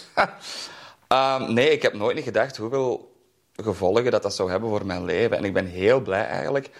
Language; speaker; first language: Dutch; native; Dutch